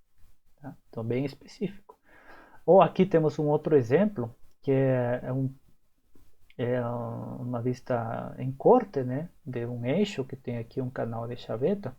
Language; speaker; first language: Portuguese; native; Portuguese